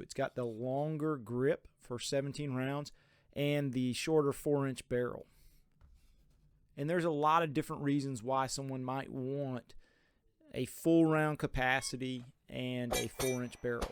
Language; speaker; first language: English; native; English